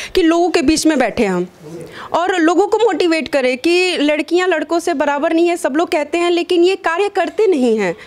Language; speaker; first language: Hindi; native; Hindi